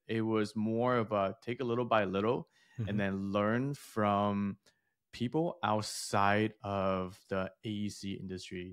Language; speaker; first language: English; early bilingual, other home language; Chinese